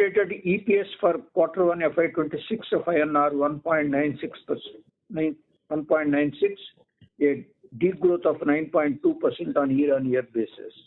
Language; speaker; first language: English; non-native, local second language; Telugu